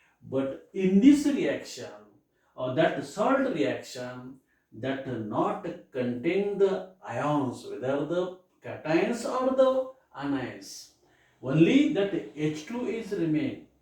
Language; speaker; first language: English; non-native, local second language; Marathi